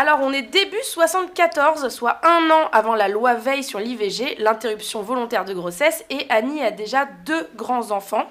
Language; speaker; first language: French; native; French